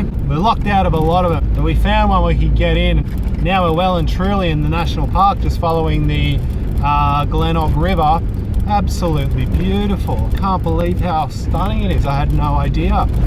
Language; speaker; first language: English; native; English